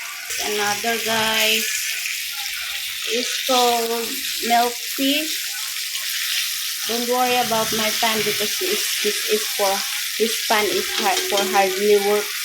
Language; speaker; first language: English; non-native, local second language; Filipino